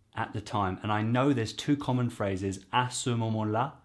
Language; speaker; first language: English; native; English